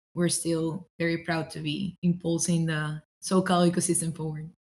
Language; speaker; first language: English; non-native, fluent; Spanish